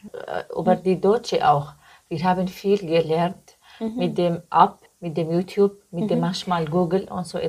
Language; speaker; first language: German; non-native, learner; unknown